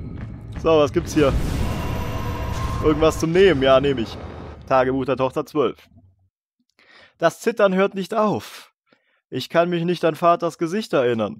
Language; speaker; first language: German; native; German